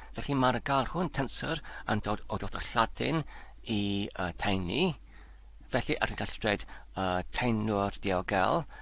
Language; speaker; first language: Welsh; non-native, learner; Polish